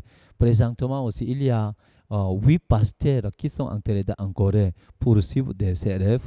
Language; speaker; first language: French; non-native, learner; Korean